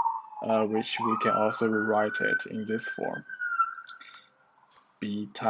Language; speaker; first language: English; non-native, learner; Chinese